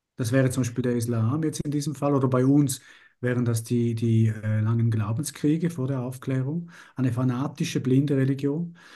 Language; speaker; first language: German; early bilingual, other home language; Spanish